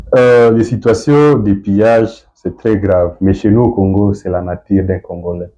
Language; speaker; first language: French; non-native, local second language; Swahili